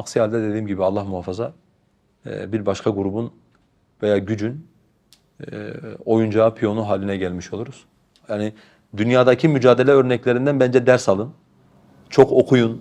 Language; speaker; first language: Turkish; non-native, local second language; Kurdish